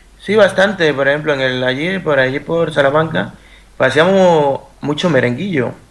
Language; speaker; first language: Spanish; native; Spanish